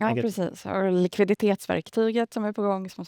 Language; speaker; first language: Swedish; native; Swedish